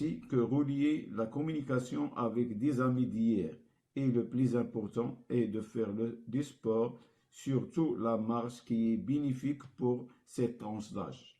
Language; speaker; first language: French; non-native, local second language; Arabic